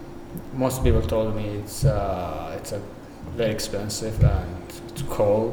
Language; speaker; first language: English; non-native, fluent; Arabic